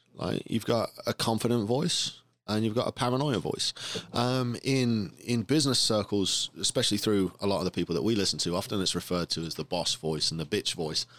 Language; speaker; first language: English; native; English